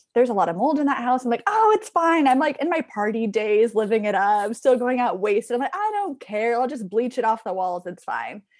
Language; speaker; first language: English; native; English